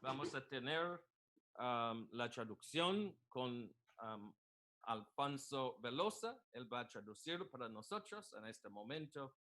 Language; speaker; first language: Spanish; non-native, learner; English